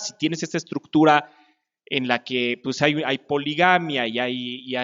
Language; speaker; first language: Spanish; native; Spanish